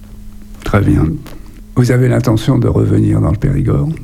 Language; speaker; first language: French; native; French